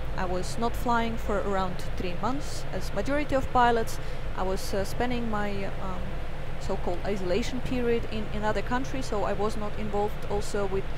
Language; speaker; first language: English; non-native, fluent; Estonian